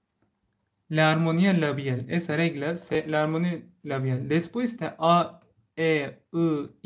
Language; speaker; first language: Spanish; non-native, learner; Turkish